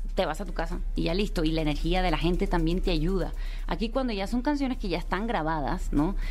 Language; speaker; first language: Spanish; early bilingual, heritage; Spanish